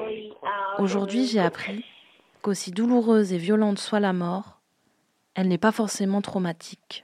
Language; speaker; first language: French; early bilingual, other home language; Khmer